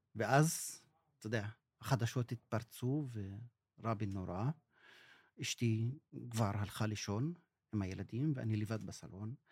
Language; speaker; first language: Hebrew; non-native, local second language; Arabic